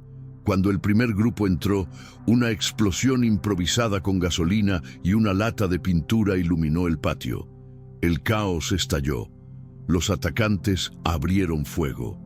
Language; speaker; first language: Spanish; native; Spanish